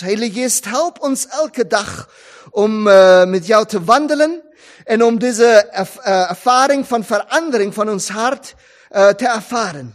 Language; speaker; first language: Dutch; non-native, fluent; German